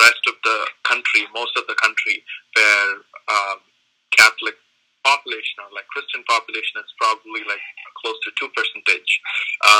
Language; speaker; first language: English; non-native, local second language; Malayalam